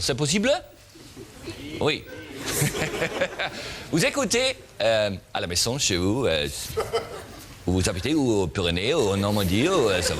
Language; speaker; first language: French; non-native, learner; German